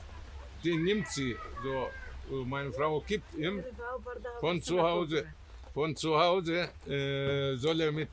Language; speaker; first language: German; non-native, learner; Turkish